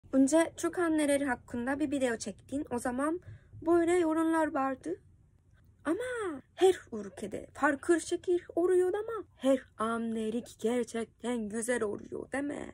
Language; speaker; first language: Turkish; non-native, learner; Japanese